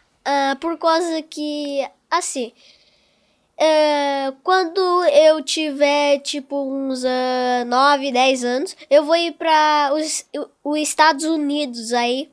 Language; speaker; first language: Portuguese; non-native, local second language; English